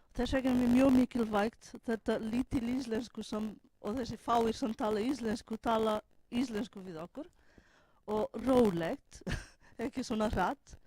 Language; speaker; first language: Icelandic; non-native, fluent; Portuguese